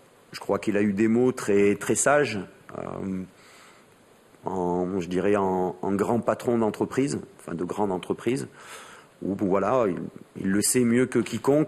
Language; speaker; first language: French; native; French